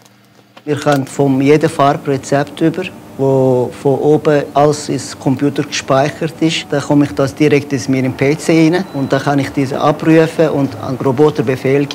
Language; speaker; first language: German; non-native, fluent; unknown